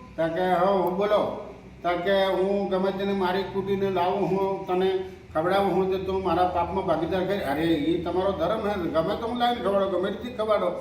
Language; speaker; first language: Gujarati; non-native, local second language; Bhili